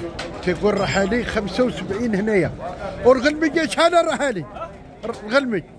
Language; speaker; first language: Arabic; native; Arabic